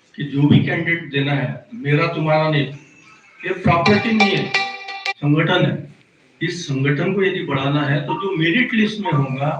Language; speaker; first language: Hindi; non-native, local second language; Marathi